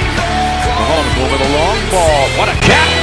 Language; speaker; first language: English; native; English